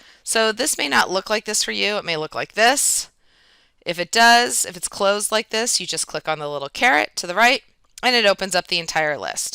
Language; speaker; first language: English; native; English